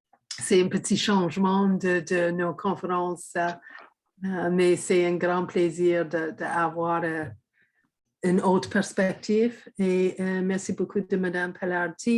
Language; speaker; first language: French; non-native, fluent; English